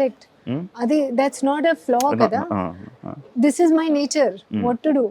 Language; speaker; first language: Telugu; non-native, learner; Hindi